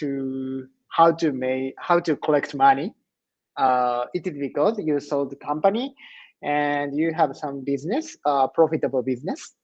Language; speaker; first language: English; non-native, learner; Japanese